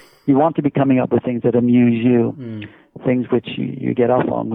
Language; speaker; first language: English; native; English